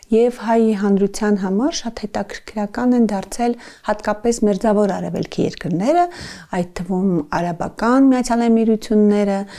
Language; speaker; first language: Armenian; native; Armenian